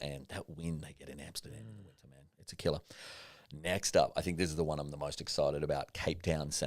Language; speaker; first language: English; native; English